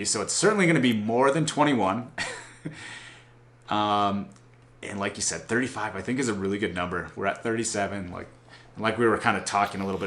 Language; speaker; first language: English; native; English